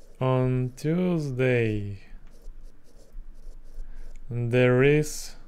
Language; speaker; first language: English; non-native, learner; Russian